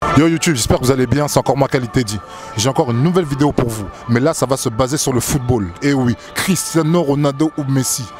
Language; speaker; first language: French; native; French